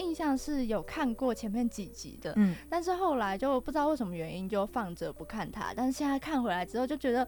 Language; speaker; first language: Chinese; native; Chinese